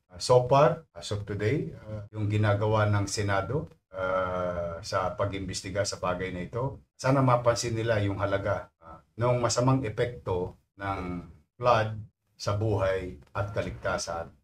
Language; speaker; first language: Filipino; native; Filipino